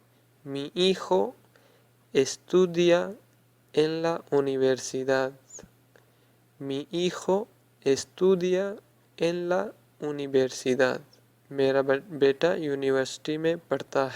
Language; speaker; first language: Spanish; non-native, fluent; Urdu